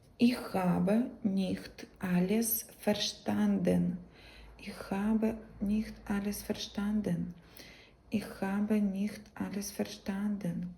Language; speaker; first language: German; non-native, learner; Ukrainian